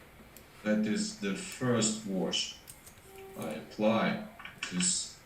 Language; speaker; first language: English; non-native, learner; Russian